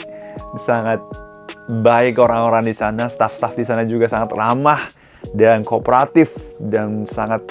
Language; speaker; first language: Indonesian; non-native, fluent; Japanese